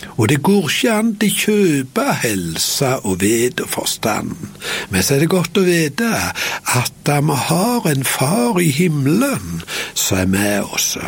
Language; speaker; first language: Norwegian; native; Norwegian